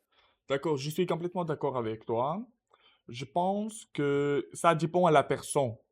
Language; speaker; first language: French; non-native, learner; Russian